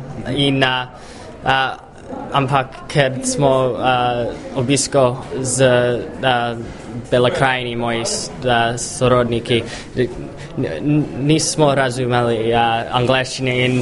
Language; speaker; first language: Slovenian; early bilingual, heritage; English